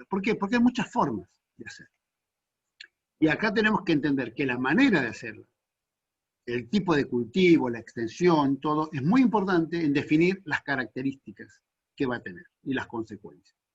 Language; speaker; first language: Spanish; native; Spanish